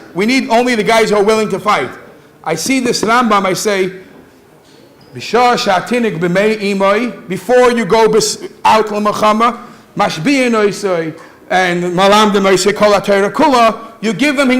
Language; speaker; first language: English; native; English